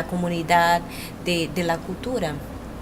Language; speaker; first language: Spanish; non-native, learner; Portuguese